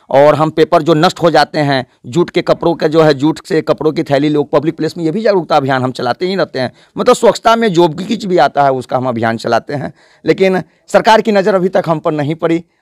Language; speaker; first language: Hindi; native; Hindi